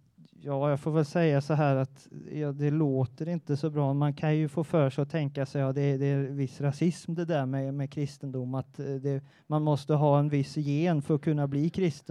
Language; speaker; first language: Swedish; native; Swedish